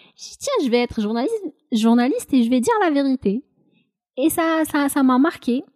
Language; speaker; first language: French; non-native, local second language; Kabyle